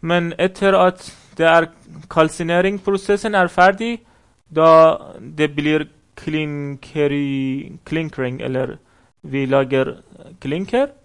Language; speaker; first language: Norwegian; non-native, fluent; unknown